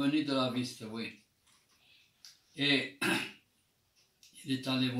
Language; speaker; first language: French; non-native, fluent; Armenian